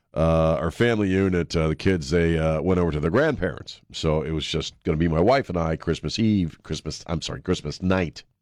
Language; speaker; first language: English; native; English